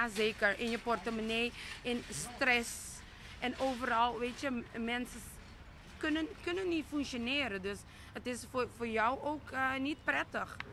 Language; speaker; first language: Dutch; non-native, local second language; Papiamento